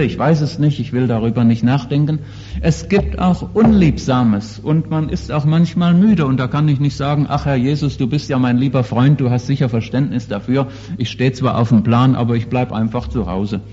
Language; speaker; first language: German; native; German